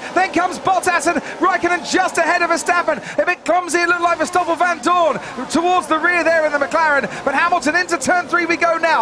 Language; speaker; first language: English; native; English